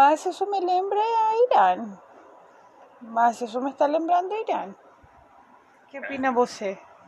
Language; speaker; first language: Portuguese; non-native, learner; Spanish